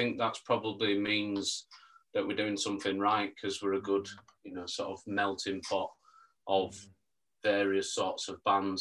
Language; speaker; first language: English; native; English